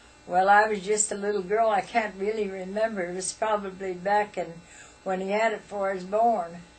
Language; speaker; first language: English; native; English